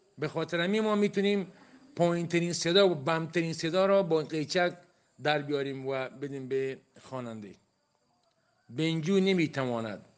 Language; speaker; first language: Persian; non-native, local second language; Baluchi